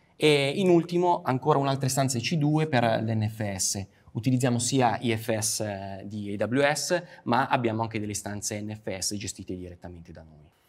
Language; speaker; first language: Italian; native; Italian